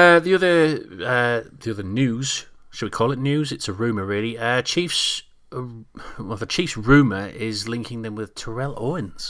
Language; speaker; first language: English; native; English